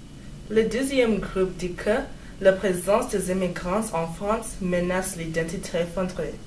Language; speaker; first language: French; non-native, learner; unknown